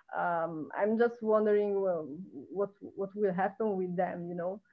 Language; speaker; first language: English; non-native, fluent; Italian